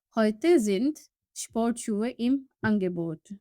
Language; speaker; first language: German; non-native, fluent; Urdu